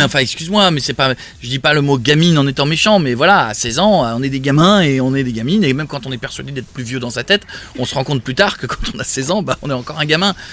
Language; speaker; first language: French; native; French